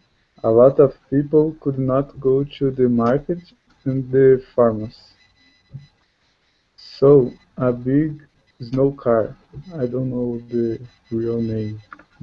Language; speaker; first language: English; non-native, learner; Portuguese